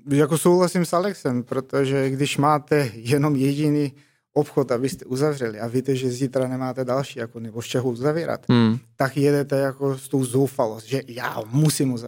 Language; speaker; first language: Czech; non-native, fluent; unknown